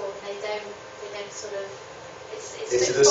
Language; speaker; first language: English; native; English